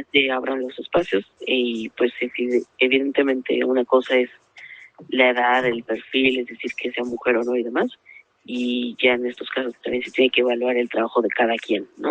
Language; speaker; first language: Spanish; native; Spanish